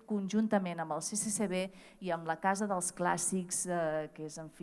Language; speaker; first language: Catalan; native; Catalan